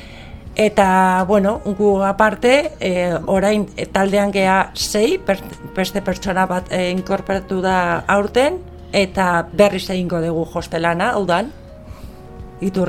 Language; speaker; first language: Basque; non-native, learner; Spanish